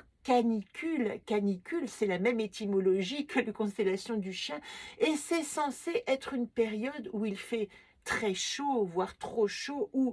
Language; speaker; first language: French; native; French